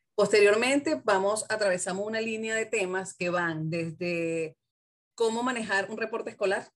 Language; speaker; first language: Spanish; native; Spanish